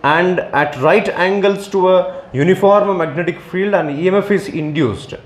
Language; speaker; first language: English; non-native, local second language; Kannada